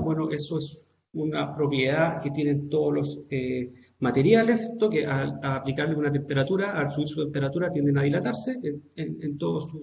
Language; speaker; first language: Spanish; native; Spanish